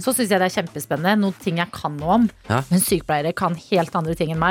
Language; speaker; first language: Norwegian; native; Norwegian